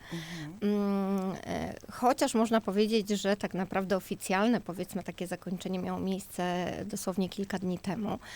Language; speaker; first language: Polish; native; Polish